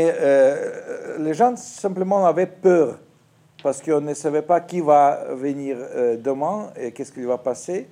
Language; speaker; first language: French; non-native, fluent; Russian